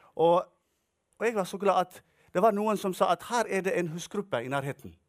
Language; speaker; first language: Norwegian; non-native, fluent; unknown